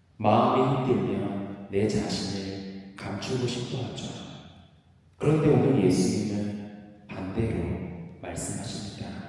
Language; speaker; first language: Korean; native; Korean